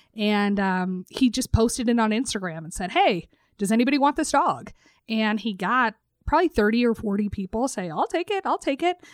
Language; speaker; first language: English; native; English